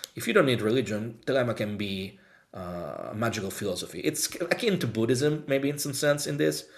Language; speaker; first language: English; non-native, fluent; Italian